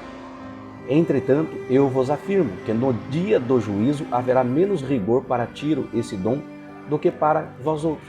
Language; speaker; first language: Portuguese; native; Portuguese